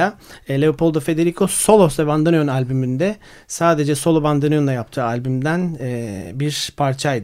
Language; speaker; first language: Turkish; native; Turkish